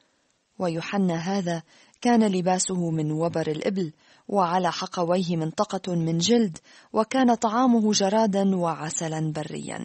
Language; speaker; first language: Arabic; native; Arabic